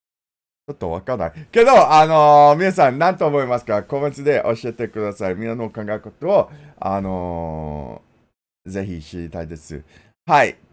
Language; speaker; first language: Japanese; non-native, learner; English